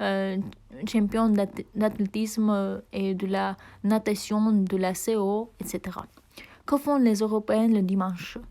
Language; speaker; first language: French; non-native, learner; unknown